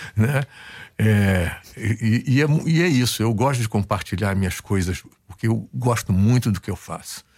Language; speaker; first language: Portuguese; native; Portuguese